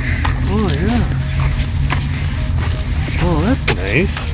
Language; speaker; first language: English; native; English